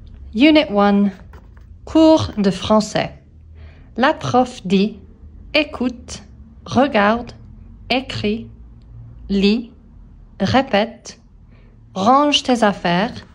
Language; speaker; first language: French; non-native, fluent; English